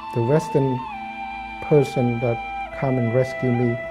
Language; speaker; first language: English; non-native, fluent; Khmer